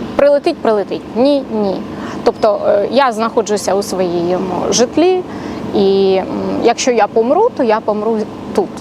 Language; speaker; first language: Ukrainian; non-native, local second language; Russian